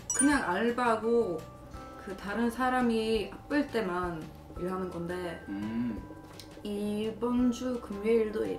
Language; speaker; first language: Korean; non-native, fluent; Swedish